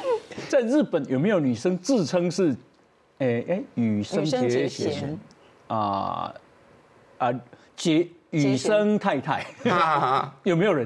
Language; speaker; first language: Chinese; native; Chinese